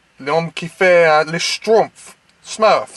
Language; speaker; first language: French; non-native, learner; English